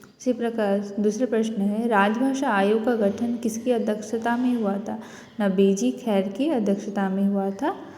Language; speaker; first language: Hindi; native; Hindi